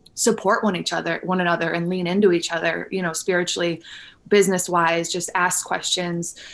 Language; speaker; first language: English; native; English